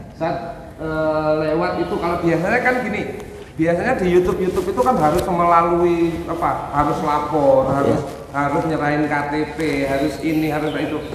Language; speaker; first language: Indonesian; native; Indonesian